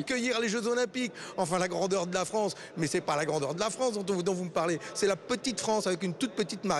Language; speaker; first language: French; native; French